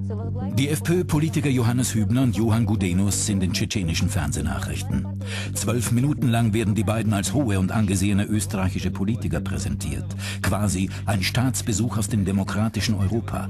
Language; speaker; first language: German; native; German